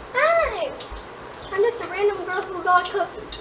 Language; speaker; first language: English; native; English